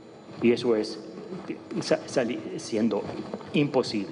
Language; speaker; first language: Spanish; non-native, fluent; English